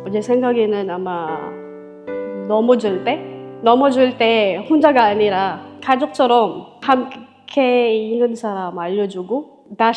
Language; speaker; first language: Korean; non-native, learner; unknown